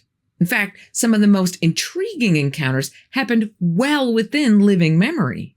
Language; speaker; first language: English; native; English